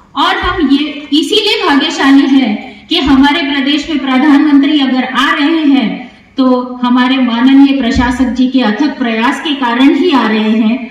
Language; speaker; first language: Hindi; non-native, local second language; Kannada